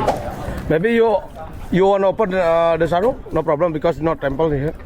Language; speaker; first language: English; non-native, learner; Indonesian